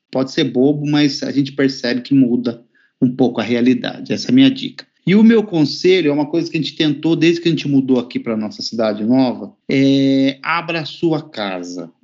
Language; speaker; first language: Portuguese; native; Portuguese